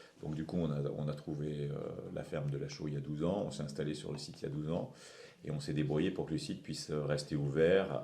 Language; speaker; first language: French; native; French